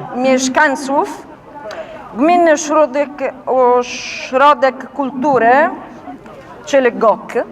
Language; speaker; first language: Polish; non-native, learner; Italian